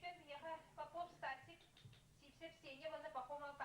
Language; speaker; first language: Russian; non-native, local second language; Yakut